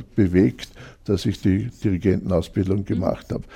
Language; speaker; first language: German; native; German